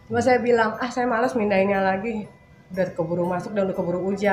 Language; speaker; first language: Indonesian; native; Indonesian